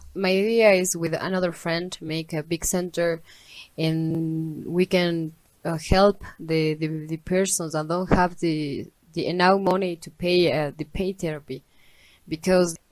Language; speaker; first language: English; non-native, learner; Spanish